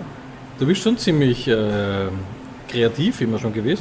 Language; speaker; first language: German; native; German